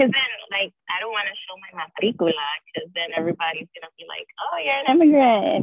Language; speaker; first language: English; early bilingual, other home language; Spanish